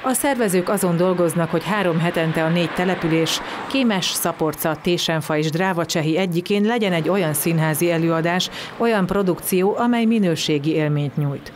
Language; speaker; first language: Hungarian; native; Hungarian